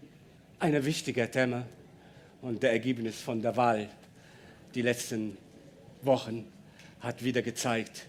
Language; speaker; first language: German; non-native, learner; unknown